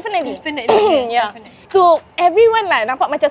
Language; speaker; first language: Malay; native; Malay